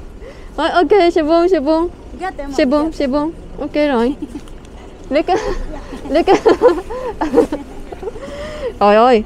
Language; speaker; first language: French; non-native, learner; Vietnamese